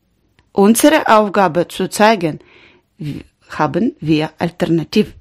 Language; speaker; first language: German; non-native, learner; Ukrainian